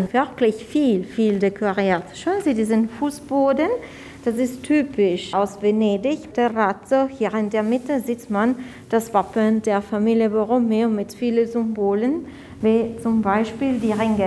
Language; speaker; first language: German; non-native, fluent; Italian